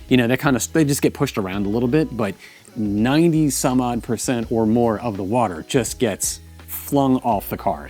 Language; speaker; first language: English; native; English